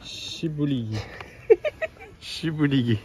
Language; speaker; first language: Korean; non-native, learner; French